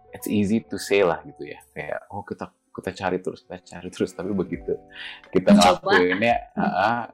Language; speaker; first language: Indonesian; native; Indonesian